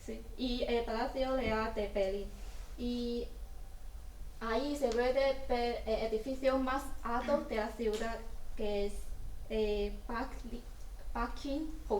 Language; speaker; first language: Spanish; non-native, learner; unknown